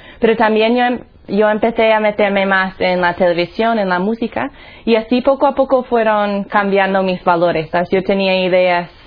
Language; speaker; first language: Spanish; non-native, fluent; English